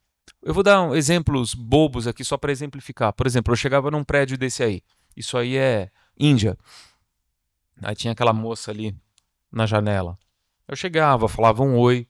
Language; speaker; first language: Portuguese; native; Portuguese